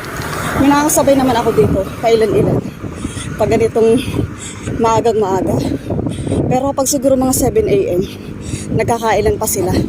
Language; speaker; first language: Filipino; native; Filipino